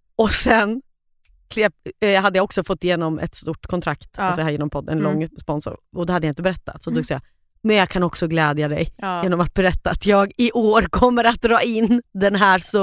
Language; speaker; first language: Swedish; native; Swedish